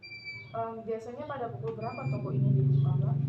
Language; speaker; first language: Indonesian; native; Indonesian